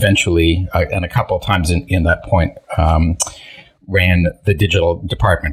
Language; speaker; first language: English; early bilingual, other home language; Hebrew